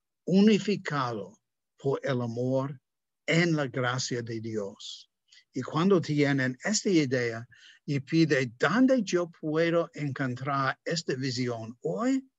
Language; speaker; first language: Spanish; non-native, fluent; English